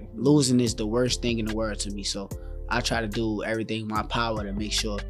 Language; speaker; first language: English; native; English